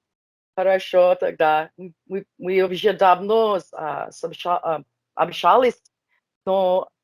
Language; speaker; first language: Russian; non-native, learner; English